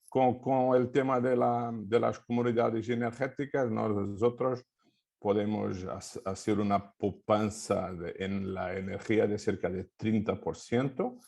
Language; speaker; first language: Spanish; non-native, fluent; Portuguese